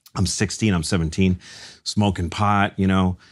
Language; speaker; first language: English; native; English